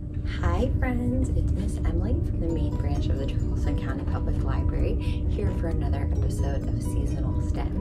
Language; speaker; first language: English; native; English